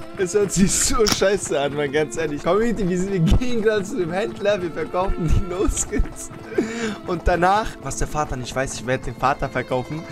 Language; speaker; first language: German; native; German